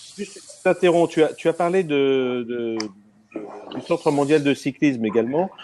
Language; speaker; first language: French; native; French